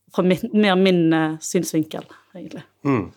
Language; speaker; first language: Norwegian; native; Norwegian